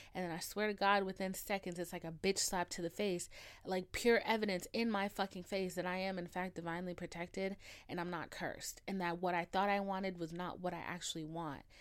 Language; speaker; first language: English; early bilingual, other home language; Haitian Creole